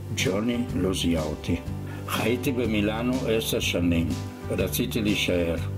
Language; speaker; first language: Hebrew; non-native, fluent; Romanian